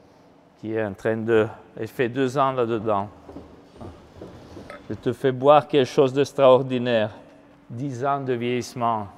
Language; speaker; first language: French; non-native, fluent; Italian